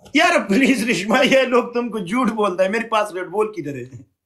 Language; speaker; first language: Urdu; non-native, learner; Pashto